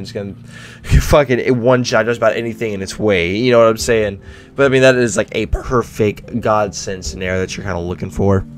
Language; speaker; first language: English; native; English